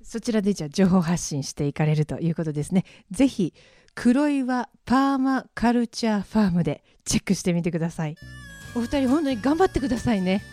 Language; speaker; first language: Japanese; native; Japanese